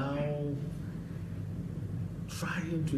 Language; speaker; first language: English; non-native, local second language; Akan